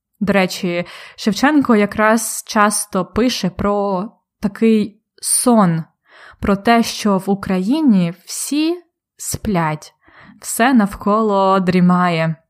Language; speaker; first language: Ukrainian; native; Ukrainian